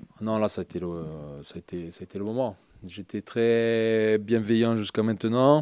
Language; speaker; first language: French; native; French